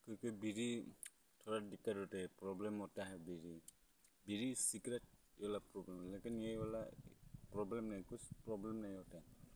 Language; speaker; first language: Hindi; non-native, local second language; Garo